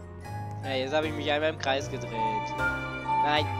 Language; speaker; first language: German; native; German